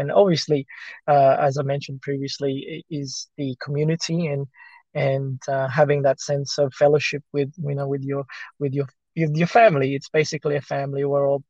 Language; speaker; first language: English; early bilingual, other home language; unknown